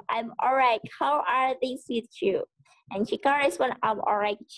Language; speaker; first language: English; non-native, learner; Indonesian